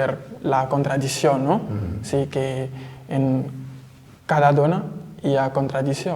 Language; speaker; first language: Catalan; non-native, fluent; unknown